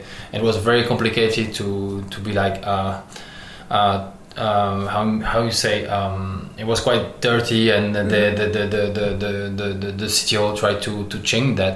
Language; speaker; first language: English; non-native, learner; French